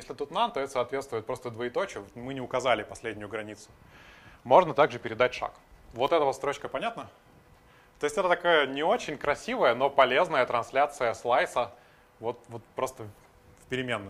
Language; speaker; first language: Russian; native; Russian